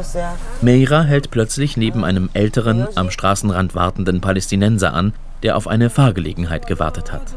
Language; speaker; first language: German; native; German